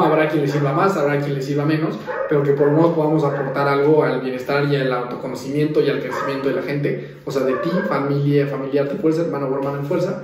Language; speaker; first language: Spanish; native; Spanish